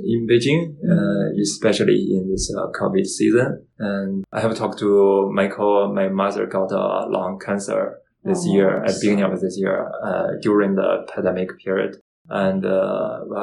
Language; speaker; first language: English; non-native, learner; Chinese